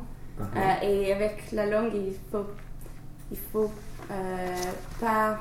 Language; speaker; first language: French; non-native, learner; English